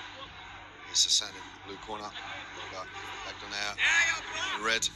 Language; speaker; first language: English; native; English